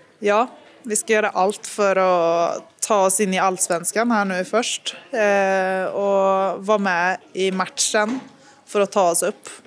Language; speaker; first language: Swedish; native; Swedish